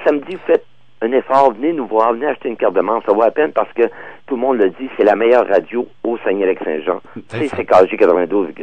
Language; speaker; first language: French; native; French